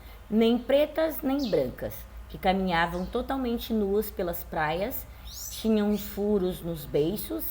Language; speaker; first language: Portuguese; native; Portuguese